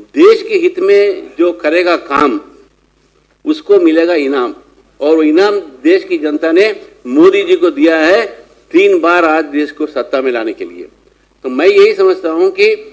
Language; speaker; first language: Hindi; non-native, local second language; Telugu